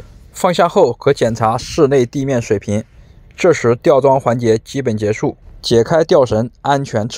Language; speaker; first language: Chinese; native; Chinese